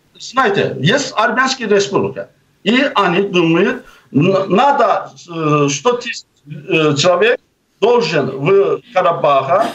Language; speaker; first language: Russian; non-native, local second language; Azerbaijani